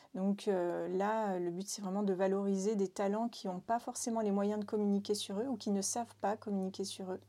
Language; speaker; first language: French; native; French